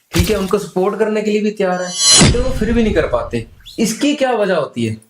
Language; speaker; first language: Hindi; native; Hindi